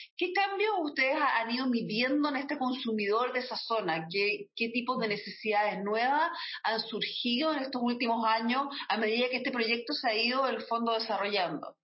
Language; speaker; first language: Spanish; native; Spanish